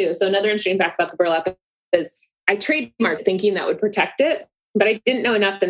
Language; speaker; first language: English; native; English